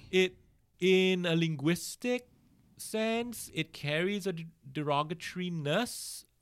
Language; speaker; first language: English; native; English